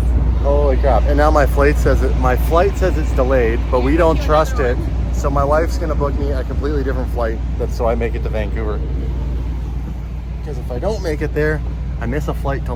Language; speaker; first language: English; native; English